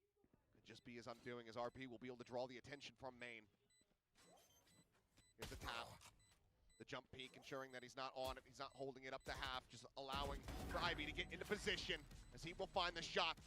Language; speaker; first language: English; native; English